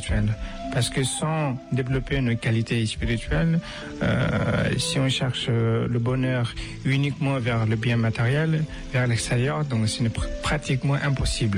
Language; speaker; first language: French; non-native, fluent; Tibetan